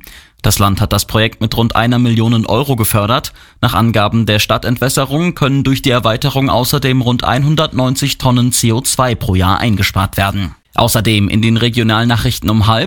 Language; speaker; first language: German; native; German